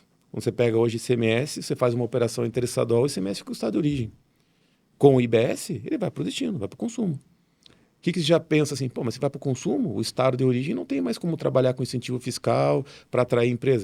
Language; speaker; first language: Portuguese; native; Portuguese